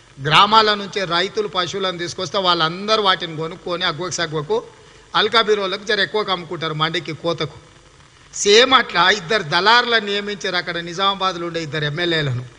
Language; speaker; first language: Telugu; native; Telugu